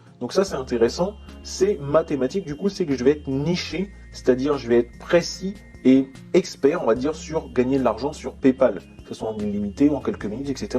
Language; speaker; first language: French; native; French